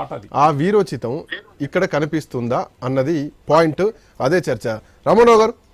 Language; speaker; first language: Telugu; native; Telugu